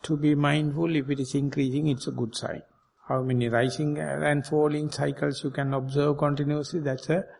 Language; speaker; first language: English; non-native, local second language; Sinhala